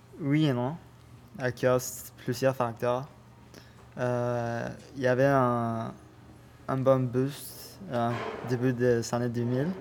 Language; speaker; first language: French; non-native, learner; Spanish